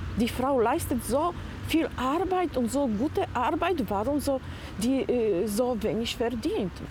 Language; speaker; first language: German; non-native, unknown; Polish